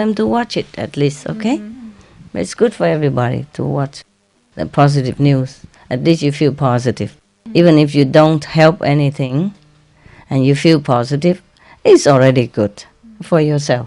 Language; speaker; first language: English; non-native, fluent; Vietnamese